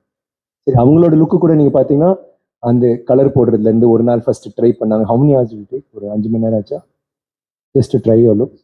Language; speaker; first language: Tamil; native; Tamil